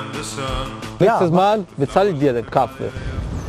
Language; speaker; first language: German; non-native, fluent; Italian